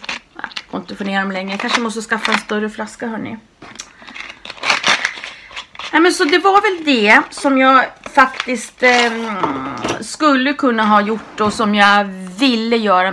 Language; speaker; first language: Swedish; native; Swedish